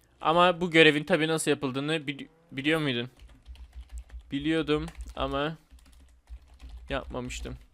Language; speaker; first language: Turkish; native; Turkish